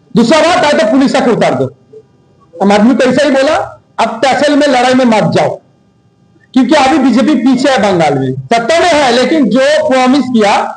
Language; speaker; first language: Hindi; non-native, local second language; Bangla